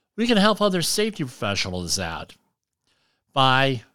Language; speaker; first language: English; native; English